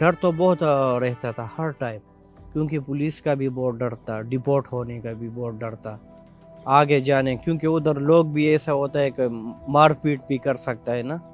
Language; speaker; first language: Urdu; non-native, local second language; Pashto